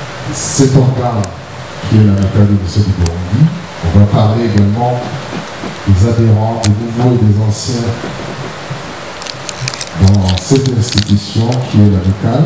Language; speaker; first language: French; non-native, local second language; Rundi